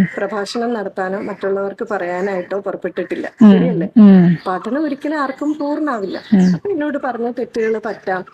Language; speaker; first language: Malayalam; non-native, local second language; Tamil